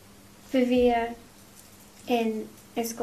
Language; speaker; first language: Spanish; non-native, learner; English